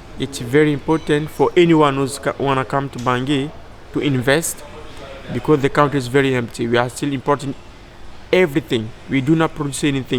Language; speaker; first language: English; non-native, fluent; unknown